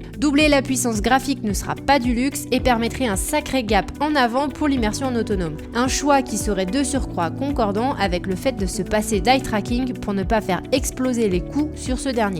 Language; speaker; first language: French; native; French